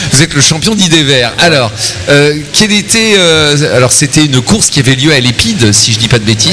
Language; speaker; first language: French; native; French